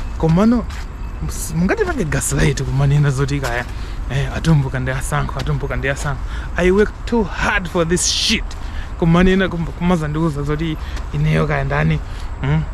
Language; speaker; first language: Nyanja; non-native, local second language; Tumbuka